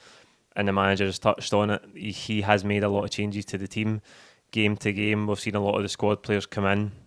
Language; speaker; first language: English; native; English